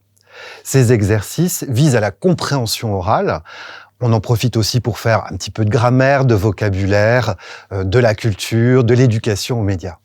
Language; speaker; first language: French; native; French